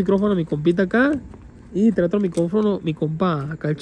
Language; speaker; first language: Spanish; native; Spanish